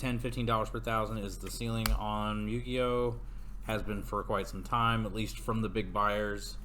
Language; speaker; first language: English; native; English